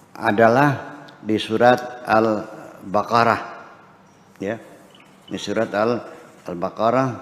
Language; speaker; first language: Indonesian; native; Indonesian